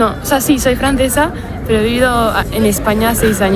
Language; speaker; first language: Spanish; non-native, fluent; French